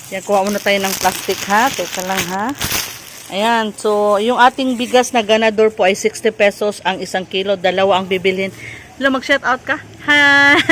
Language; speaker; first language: Filipino; non-native, local second language; Cebuano